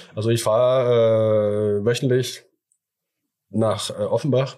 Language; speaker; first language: German; early bilingual, other home language; Thai